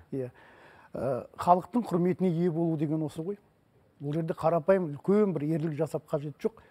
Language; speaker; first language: Kazakh; non-native, local second language; Russian